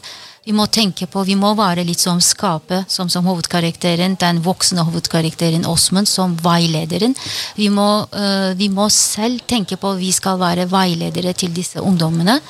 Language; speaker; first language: Norwegian; non-native, fluent; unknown